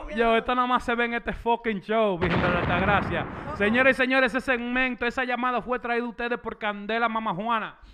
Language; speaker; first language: Spanish; early bilingual, heritage; Spanish